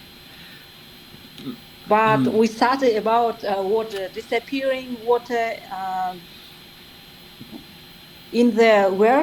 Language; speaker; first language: English; non-native, learner; Kazakh